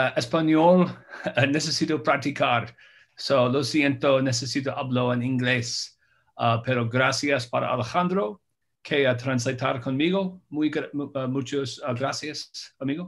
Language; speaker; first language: Spanish; non-native, learner; English